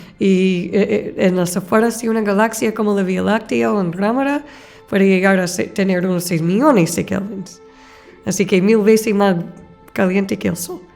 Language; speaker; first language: Spanish; non-native, fluent; English